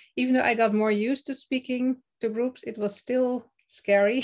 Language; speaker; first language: English; non-native, fluent; Dutch